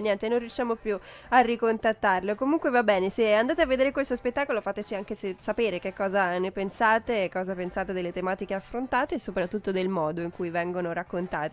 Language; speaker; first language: Italian; native; Italian